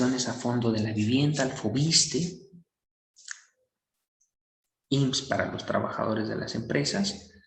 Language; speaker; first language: Spanish; native; Spanish